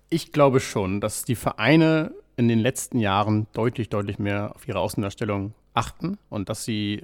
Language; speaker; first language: German; native; German